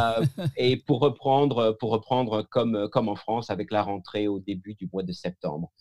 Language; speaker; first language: French; native; French